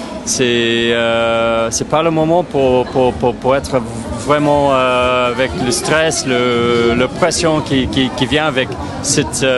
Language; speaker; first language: French; non-native, fluent; English